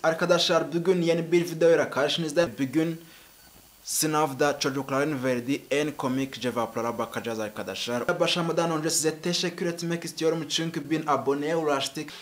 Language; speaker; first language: Turkish; native; Turkish